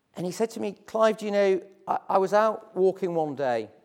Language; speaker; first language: English; native; English